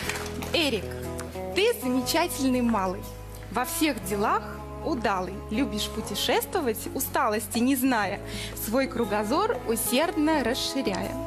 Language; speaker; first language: Russian; native; Russian